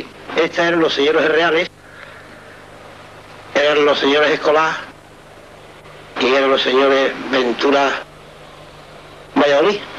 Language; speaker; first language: Spanish; native; Spanish